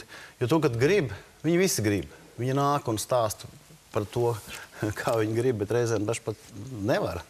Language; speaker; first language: Latvian; native; Latvian